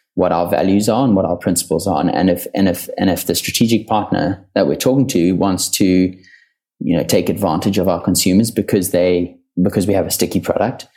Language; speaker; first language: English; native; English